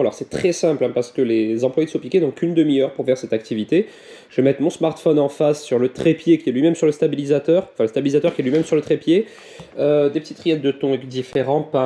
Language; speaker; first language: French; native; French